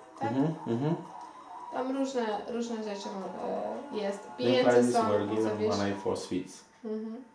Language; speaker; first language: Polish; non-native, learner; Xhosa